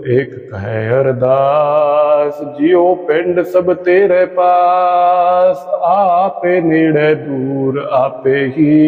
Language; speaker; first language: Hindi; non-native, local second language; Punjabi